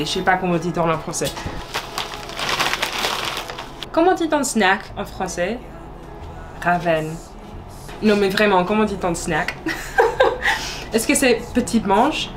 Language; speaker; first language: French; non-native, learner; English